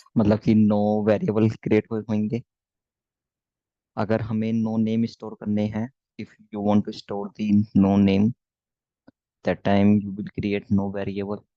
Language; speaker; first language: Hindi; native; Hindi